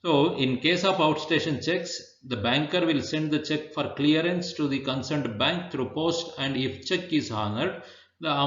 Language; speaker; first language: English; non-native, local second language; Kannada